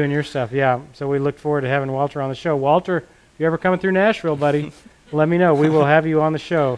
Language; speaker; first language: English; native; English